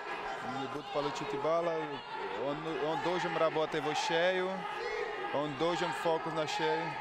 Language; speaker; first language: Russian; non-native, learner; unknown